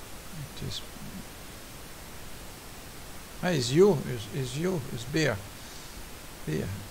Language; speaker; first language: English; non-native, learner; French